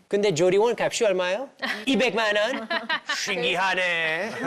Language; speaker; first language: Korean; non-native, learner; English